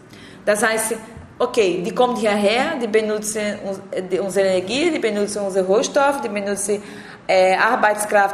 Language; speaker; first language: German; non-native, learner; Portuguese